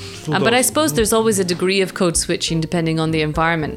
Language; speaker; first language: English; native; English